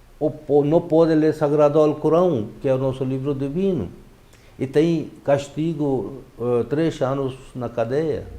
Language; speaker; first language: Portuguese; non-native, fluent; Urdu